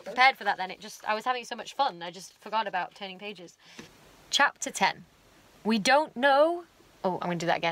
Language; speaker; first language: English; native; English